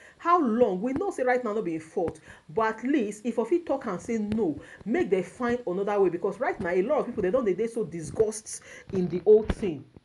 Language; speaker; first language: Nigerian Pidgin; non-native, local second language; Yoruba